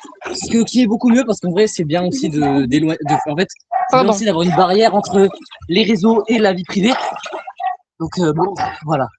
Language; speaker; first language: French; native; French